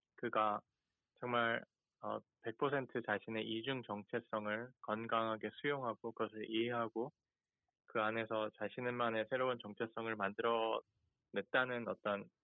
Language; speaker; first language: Korean; early bilingual, heritage; Korean